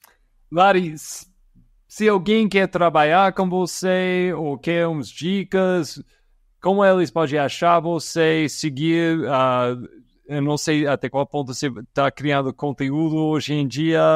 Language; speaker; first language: Portuguese; non-native, fluent; English